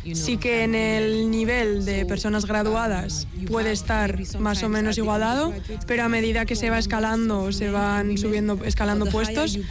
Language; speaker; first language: Spanish; non-native, fluent; English